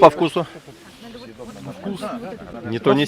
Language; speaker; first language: Russian; native; Russian